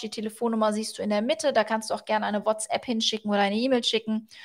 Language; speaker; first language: German; native; German